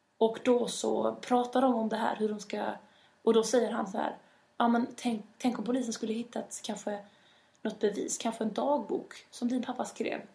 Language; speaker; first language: Swedish; native; Swedish